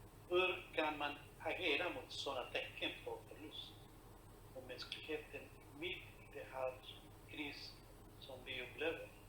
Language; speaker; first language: Swedish; non-native, fluent; Spanish